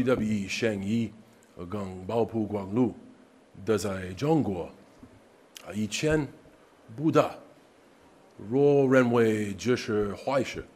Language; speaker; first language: Chinese; non-native, learner; English